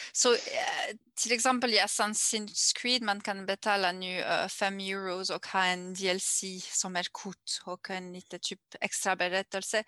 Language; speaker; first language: Swedish; non-native, learner; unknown